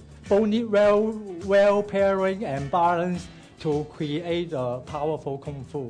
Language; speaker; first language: English; non-native, local second language; Cantonese